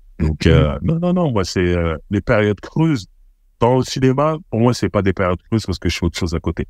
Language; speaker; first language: French; native; French